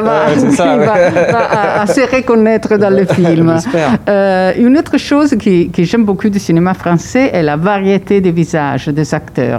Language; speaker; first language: French; non-native, fluent; Italian